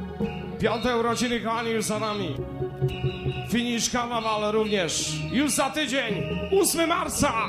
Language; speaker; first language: Polish; native; Polish